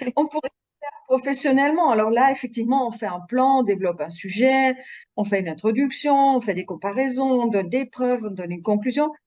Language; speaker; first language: French; non-native, fluent; Dutch